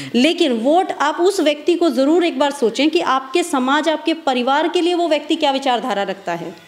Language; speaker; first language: Hindi; native; Hindi